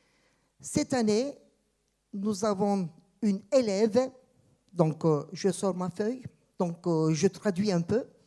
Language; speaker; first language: French; non-native, fluent; Turkish